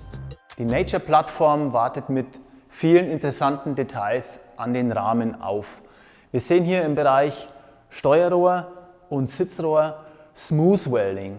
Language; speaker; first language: German; native; German